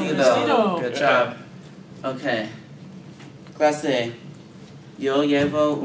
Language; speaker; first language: Spanish; non-native, learner; English